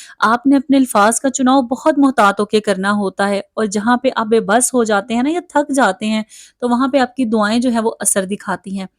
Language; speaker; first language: Urdu; native; Urdu